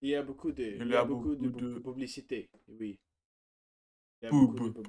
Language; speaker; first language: French; non-native, learner; Russian